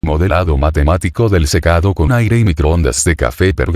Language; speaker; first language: Spanish; native; Spanish